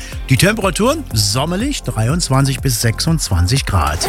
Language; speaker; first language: German; native; German